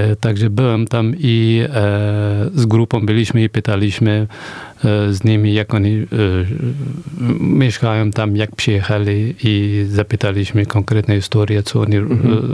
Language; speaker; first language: Polish; non-native, fluent; Persian